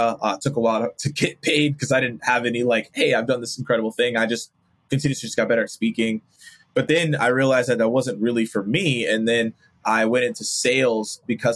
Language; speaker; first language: English; native; English